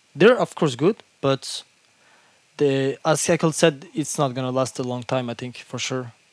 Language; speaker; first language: English; non-native, fluent; French